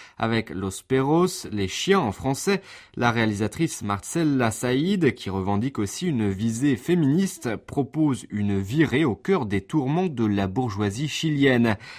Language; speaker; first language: French; native; French